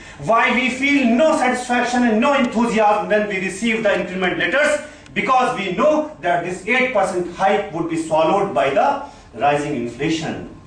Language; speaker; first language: English; non-native, local second language; Hindi